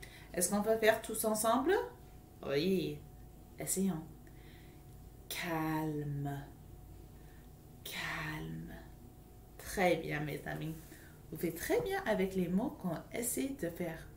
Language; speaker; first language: French; non-native, fluent; English